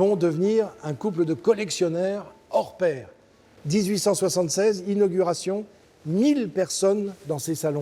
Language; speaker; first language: French; native; French